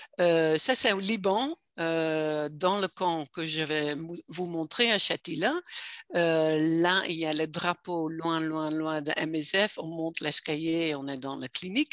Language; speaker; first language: French; non-native, fluent; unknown